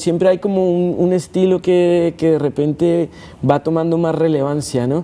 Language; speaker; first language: Spanish; native; Spanish